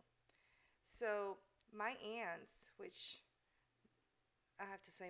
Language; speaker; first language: English; non-native, fluent; Spanish